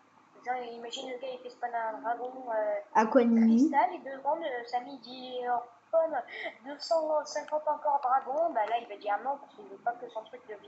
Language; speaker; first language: French; native; French